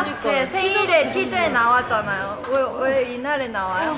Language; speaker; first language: Korean; non-native, fluent; Chinese